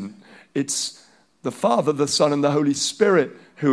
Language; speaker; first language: English; non-native, local second language; Hausa